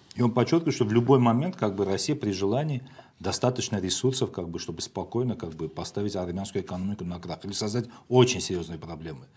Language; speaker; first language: Russian; non-native, local second language; Armenian